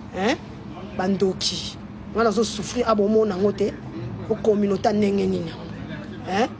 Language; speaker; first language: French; non-native, local second language; Lingala